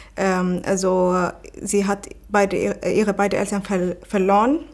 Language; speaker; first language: German; non-native, fluent; Arabic